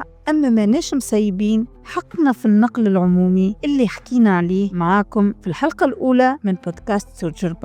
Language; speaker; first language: Arabic; native; Arabic